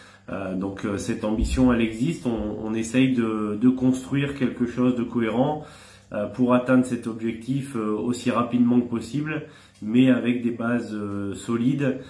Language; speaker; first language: French; native; French